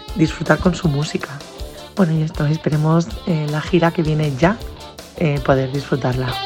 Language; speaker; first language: Spanish; native; Spanish